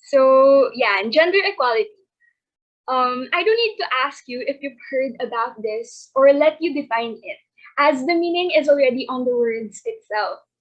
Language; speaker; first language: English; non-native, local second language; Filipino